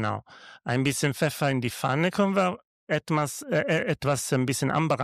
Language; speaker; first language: German; non-native, learner; Italian